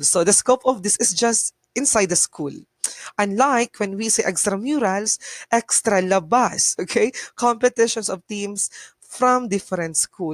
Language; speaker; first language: English; non-native, local second language; Bikol